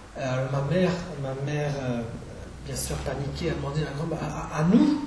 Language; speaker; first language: French; non-native, fluent; Czech